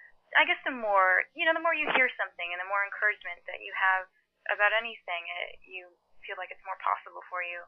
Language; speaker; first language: English; early bilingual, other home language; Chinese